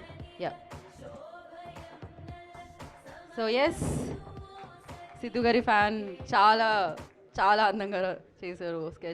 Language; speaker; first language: Telugu; native; Telugu